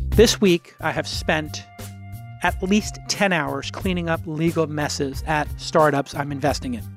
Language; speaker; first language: English; native; English